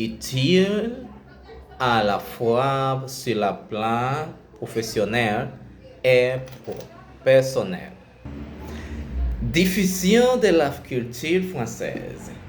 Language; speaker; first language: French; non-native, learner; Spanish